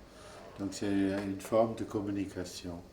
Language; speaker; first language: French; non-native, fluent; German